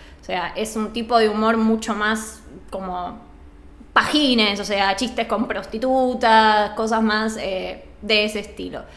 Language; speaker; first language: Spanish; native; Spanish